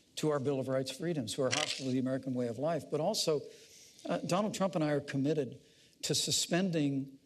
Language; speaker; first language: English; native; English